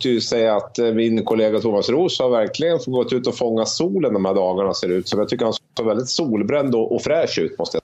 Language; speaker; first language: Swedish; native; Swedish